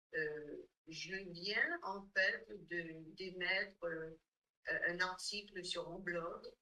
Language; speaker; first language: French; non-native, fluent; English